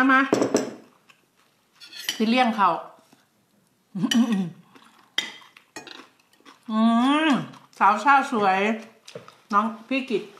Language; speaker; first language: Thai; native; Thai